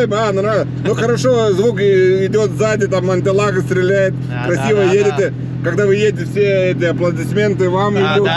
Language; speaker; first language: Russian; non-native, fluent; Lithuanian